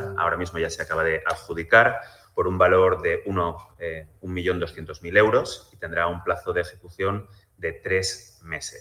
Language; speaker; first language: Spanish; native; Spanish